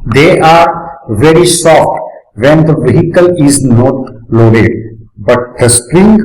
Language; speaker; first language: English; non-native, local second language; Gujarati